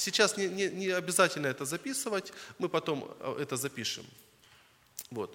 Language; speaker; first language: Russian; native; Russian